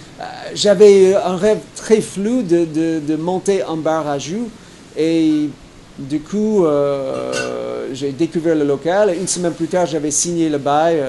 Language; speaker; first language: French; non-native, fluent; English